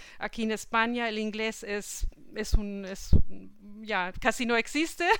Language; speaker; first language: Spanish; non-native, fluent; German